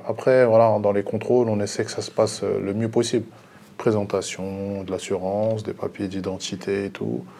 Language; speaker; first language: French; early bilingual, other home language; Lingala